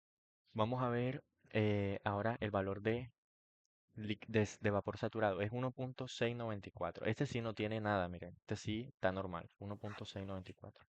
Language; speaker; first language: Spanish; native; Spanish